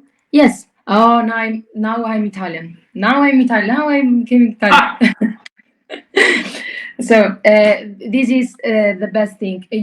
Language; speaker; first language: English; non-native, learner; Italian